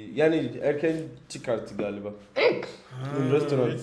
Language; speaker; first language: Turkish; non-native, learner; English